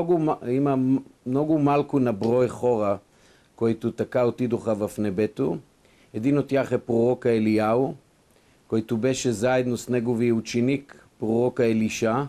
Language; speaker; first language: Bulgarian; non-native, fluent; Hebrew